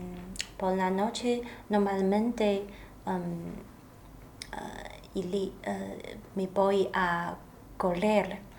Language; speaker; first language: Spanish; non-native, learner; Chinese